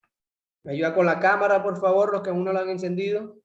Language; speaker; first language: Spanish; native; Spanish